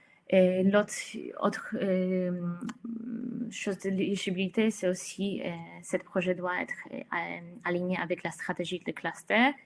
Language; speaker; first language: French; non-native, fluent; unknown